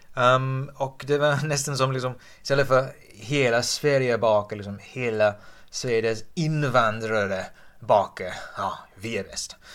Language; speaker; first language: Swedish; non-native, fluent; English